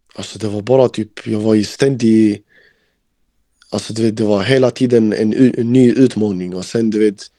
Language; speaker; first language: Swedish; early bilingual, other home language; Albanian